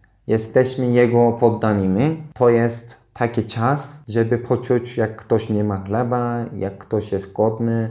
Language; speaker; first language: Polish; non-native, fluent; Turkish